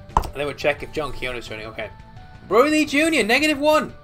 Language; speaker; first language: English; native; English